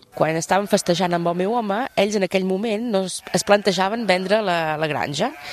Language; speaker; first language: Catalan; non-native, local second language; French